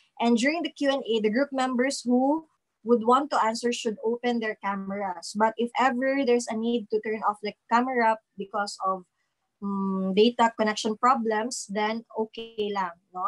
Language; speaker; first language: English; non-native, local second language; Cebuano